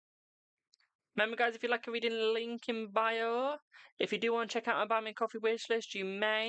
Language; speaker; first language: English; native; English